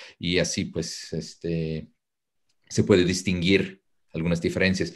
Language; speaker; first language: Spanish; non-native, fluent; English